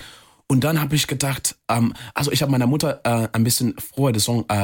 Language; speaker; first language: German; non-native, fluent; English